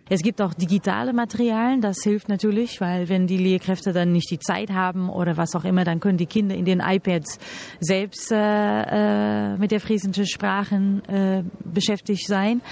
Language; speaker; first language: German; non-native, fluent; Portuguese